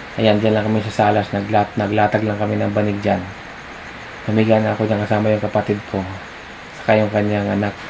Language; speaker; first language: Filipino; non-native, local second language; Cebuano